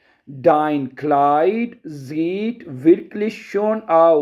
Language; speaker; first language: German; non-native, fluent; Urdu